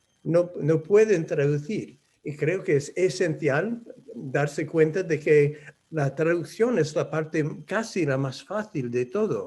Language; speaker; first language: Spanish; non-native, fluent; English